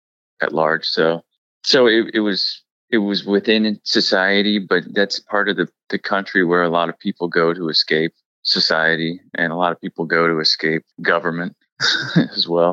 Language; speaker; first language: English; native; English